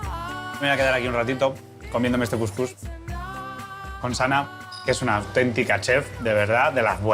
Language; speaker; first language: Spanish; native; Spanish